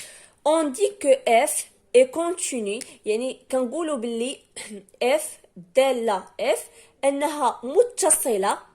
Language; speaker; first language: Arabic; native; Arabic